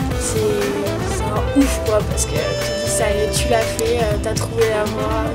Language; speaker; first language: French; native; French